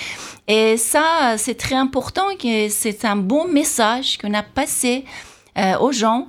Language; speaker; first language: French; non-native, fluent; Persian